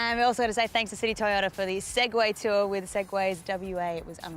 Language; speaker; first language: English; native; English